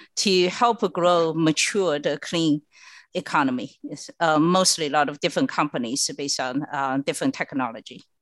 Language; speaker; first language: English; non-native, fluent; Chinese